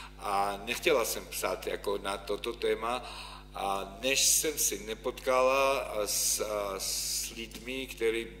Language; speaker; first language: Czech; non-native, fluent; Ukrainian